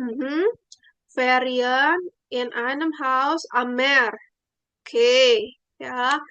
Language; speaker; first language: German; non-native, fluent; Indonesian